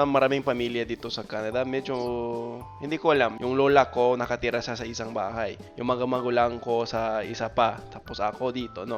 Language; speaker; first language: Filipino; non-native, fluent; English